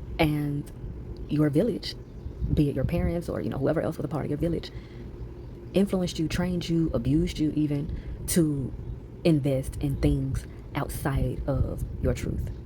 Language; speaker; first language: English; native; English